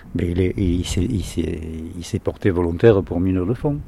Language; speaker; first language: French; native; French